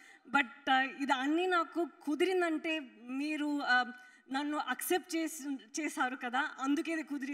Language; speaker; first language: Telugu; non-native, fluent; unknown